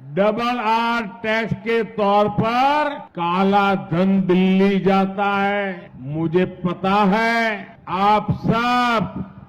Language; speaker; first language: Hindi; non-native, local second language; Gujarati